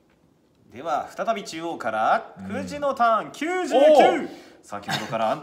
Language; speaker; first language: Japanese; native; Japanese